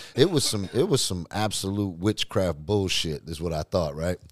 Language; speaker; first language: English; native; English